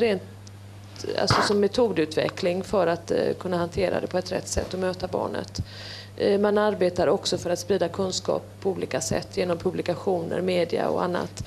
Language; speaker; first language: Swedish; native; Swedish